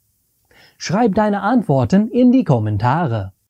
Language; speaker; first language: German; non-native, fluent; English